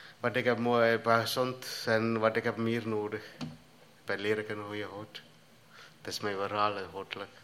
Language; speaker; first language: Dutch; non-native, learner; Tamil